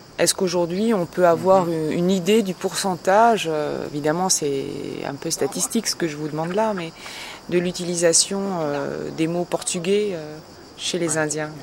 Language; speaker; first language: French; native; French